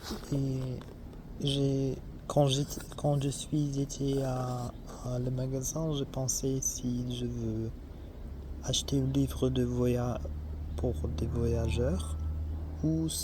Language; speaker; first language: French; non-native, learner; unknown